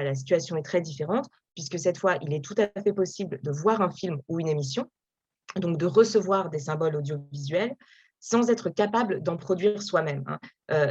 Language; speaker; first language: French; native; French